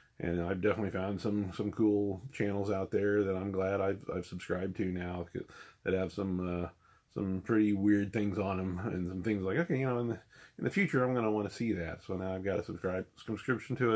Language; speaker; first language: English; native; English